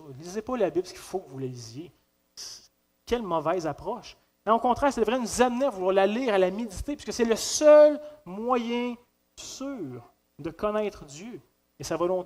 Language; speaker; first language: French; native; French